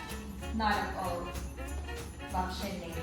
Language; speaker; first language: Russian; non-native, local second language; Tajik